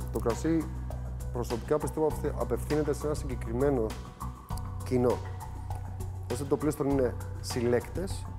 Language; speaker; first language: Greek; native; Greek